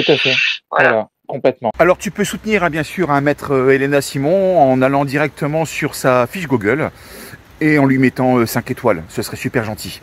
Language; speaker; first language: French; native; French